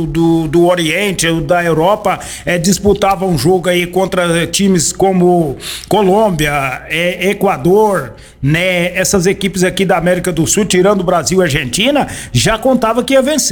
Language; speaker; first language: Portuguese; native; Portuguese